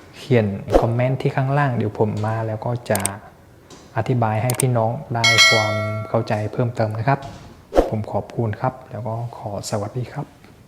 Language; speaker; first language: Thai; non-native, fluent; Vietnamese